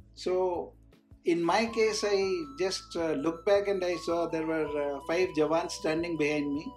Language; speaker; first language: English; non-native, local second language; Hindi